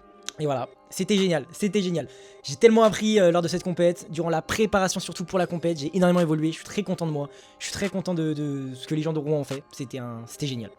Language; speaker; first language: French; native; French